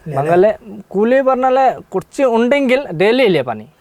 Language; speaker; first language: Malayalam; non-native, local second language; Bangla